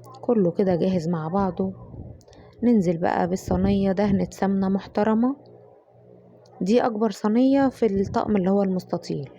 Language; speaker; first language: Arabic; native; Arabic